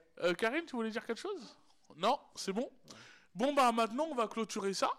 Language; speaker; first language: French; native; French